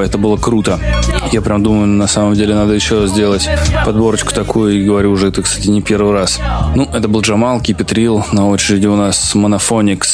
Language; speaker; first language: Russian; native; Russian